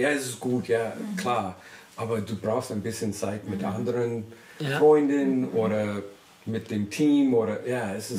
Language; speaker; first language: German; non-native, learner; English